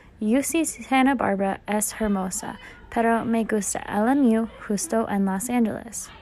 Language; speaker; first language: Spanish; non-native, learner; English